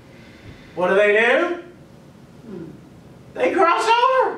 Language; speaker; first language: English; native; English